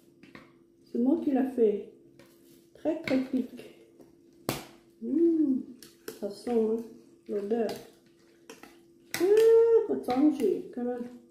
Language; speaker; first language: French; non-native, learner; Hmong